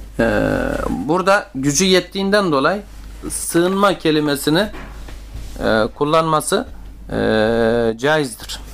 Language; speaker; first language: Turkish; native; Turkish